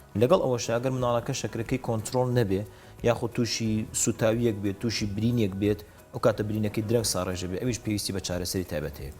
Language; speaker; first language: Central Kurdish; native; Central Kurdish